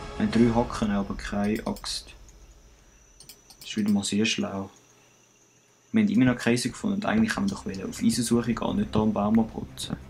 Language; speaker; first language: German; native; German